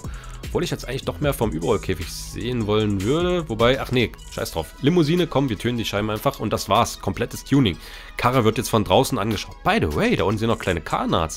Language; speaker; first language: German; native; German